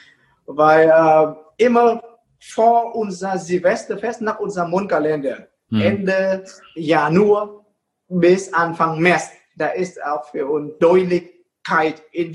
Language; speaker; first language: German; non-native, fluent; Vietnamese